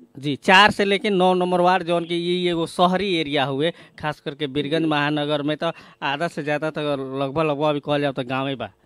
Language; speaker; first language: Bhojpuri; native; Bhojpuri